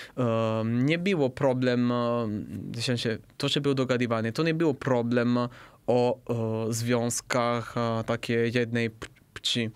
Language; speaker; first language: Polish; non-native, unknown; Italian